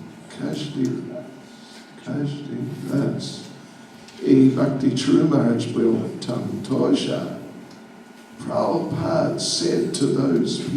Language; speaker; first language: Russian; non-native, learner; English